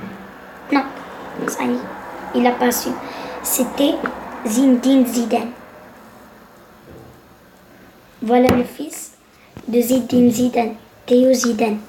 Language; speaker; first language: French; non-native, local second language; Arabic